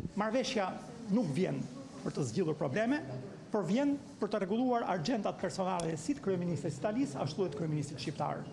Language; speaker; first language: Albanian; native; Albanian